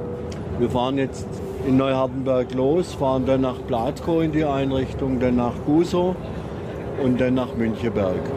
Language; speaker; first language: German; native; German